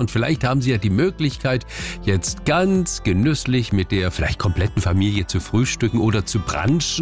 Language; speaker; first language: German; native; German